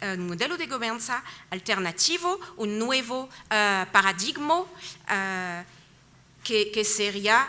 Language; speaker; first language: Spanish; non-native, fluent; French